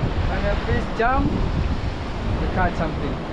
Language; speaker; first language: English; non-native, learner; Indonesian